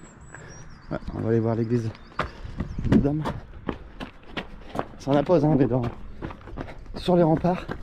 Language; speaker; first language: French; native; French